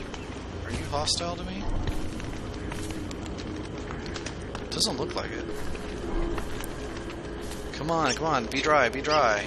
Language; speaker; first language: English; native; English